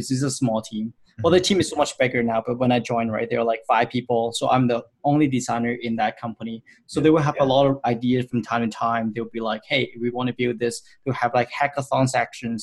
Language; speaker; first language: English; non-native, local second language; Cantonese